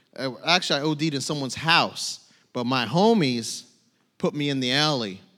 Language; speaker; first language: English; native; English